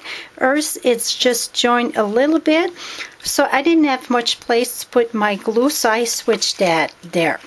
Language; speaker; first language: English; non-native, fluent; French